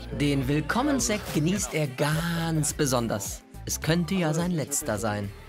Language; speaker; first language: German; native; German